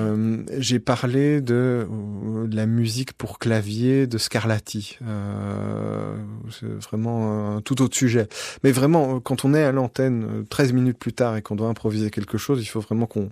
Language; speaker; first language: French; native; French